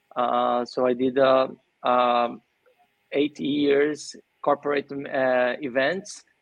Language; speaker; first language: English; non-native, fluent; Portuguese